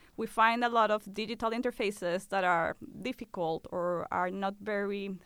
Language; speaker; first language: English; non-native, fluent; Spanish